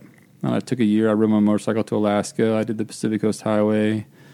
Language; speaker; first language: English; native; English